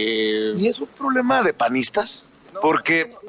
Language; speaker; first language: Spanish; native; Spanish